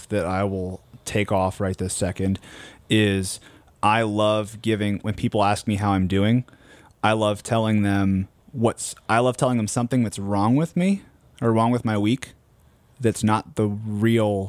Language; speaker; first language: English; native; English